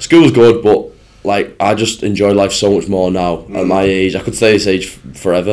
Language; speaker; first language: English; native; English